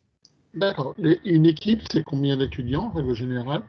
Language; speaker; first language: French; native; French